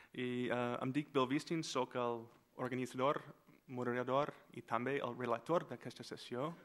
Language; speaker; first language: Catalan; non-native, fluent; English